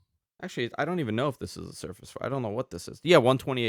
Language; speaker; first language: English; native; English